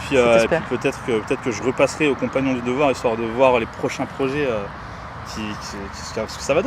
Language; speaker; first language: French; native; French